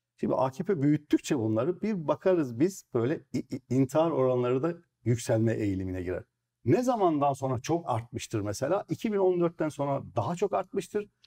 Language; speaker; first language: Turkish; native; Turkish